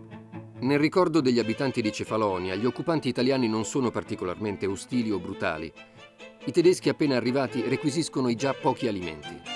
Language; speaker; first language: Italian; native; Italian